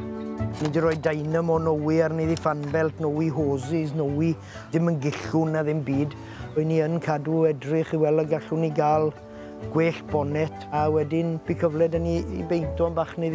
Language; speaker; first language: Welsh; native; Welsh